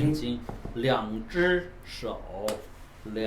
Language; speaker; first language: Chinese; non-native, learner; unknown